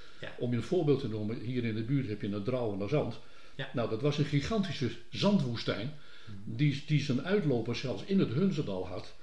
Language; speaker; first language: Dutch; native; Dutch